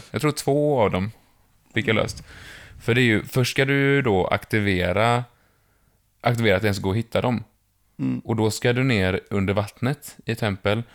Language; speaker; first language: Swedish; native; Swedish